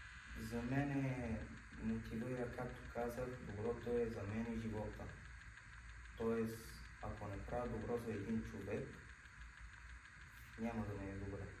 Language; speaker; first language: Bulgarian; non-native, local second language; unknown